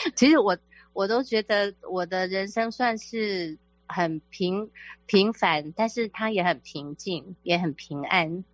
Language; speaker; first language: Chinese; native; Chinese